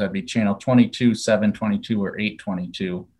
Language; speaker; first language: English; native; English